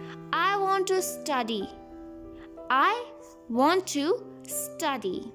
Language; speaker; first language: English; non-native, local second language; Hindi